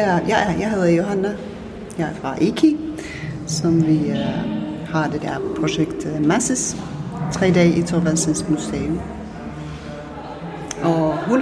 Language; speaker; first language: Danish; non-native, fluent; Finnish